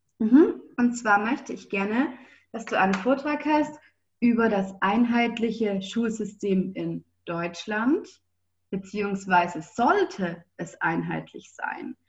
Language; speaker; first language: German; native; German